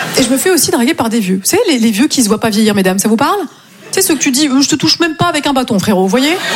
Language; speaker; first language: French; native; French